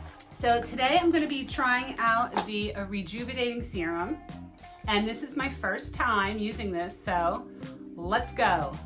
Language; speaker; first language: English; native; English